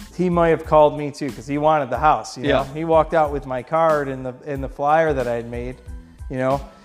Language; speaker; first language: English; native; English